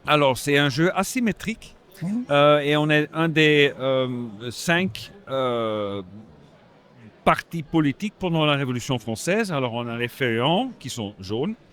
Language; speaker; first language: French; non-native, local second language; Dutch